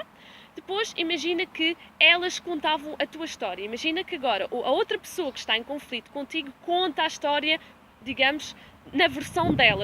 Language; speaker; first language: Portuguese; native; Portuguese